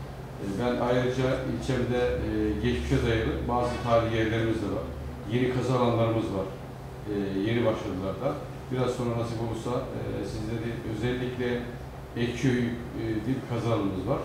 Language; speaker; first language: Turkish; native; Turkish